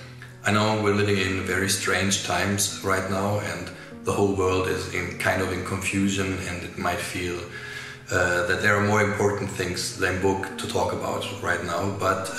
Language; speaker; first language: English; non-native, fluent; German